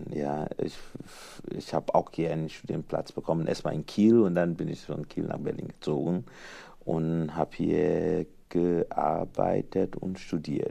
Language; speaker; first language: German; non-native, fluent; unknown